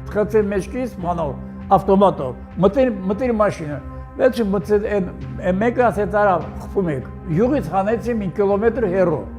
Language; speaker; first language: Armenian; native; Armenian